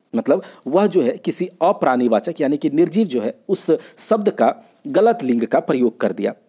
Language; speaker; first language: Hindi; non-native, local second language; Magahi